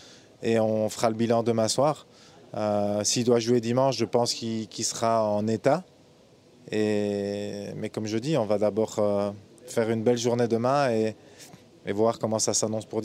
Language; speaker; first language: French; native; French